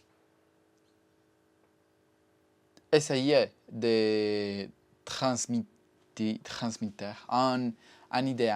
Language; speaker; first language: French; non-native, learner; Spanish